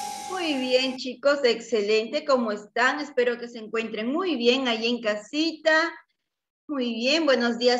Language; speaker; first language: Spanish; native; Spanish